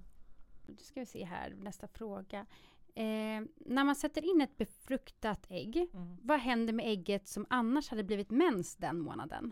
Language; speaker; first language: Swedish; native; Swedish